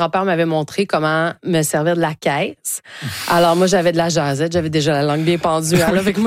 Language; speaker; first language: French; native; French